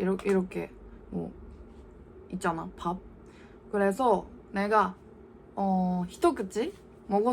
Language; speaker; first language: Korean; non-native, learner; Japanese